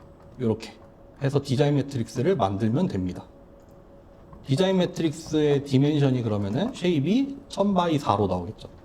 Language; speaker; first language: Korean; native; Korean